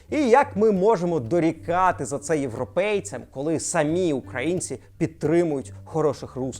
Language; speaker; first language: Ukrainian; non-native, local second language; Russian